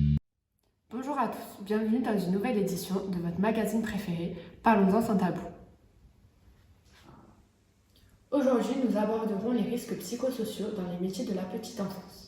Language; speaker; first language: French; native; French